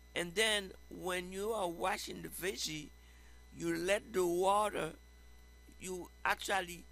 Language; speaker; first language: English; non-native, fluent; Haitian Creole